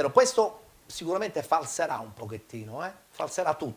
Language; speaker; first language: Italian; native; Italian